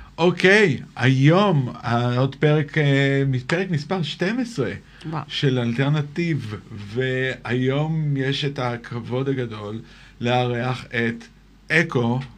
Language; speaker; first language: Hebrew; native; Hebrew